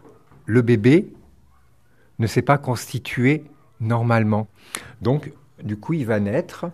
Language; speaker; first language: French; native; French